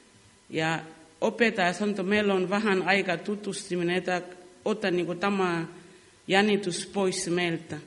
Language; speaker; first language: Finnish; non-native, learner; Lingala